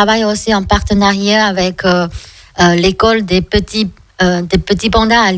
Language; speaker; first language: French; non-native, fluent; Chinese